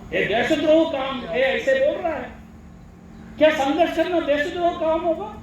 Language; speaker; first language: Hindi; non-native, local second language; Malayalam